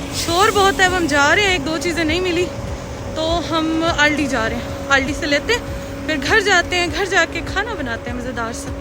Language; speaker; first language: Urdu; native; Urdu